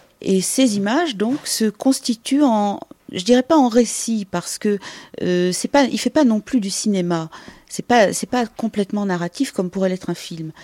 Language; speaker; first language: French; native; French